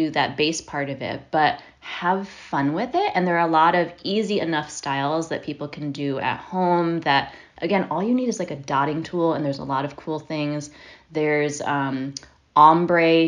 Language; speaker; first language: English; native; English